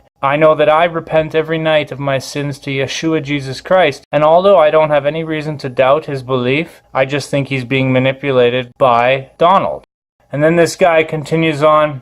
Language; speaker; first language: English; native; English